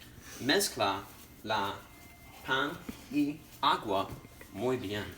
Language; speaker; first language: Spanish; non-native, learner; English